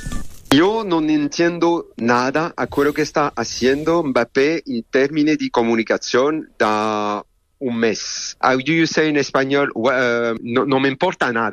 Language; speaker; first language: Spanish; non-native, learner; French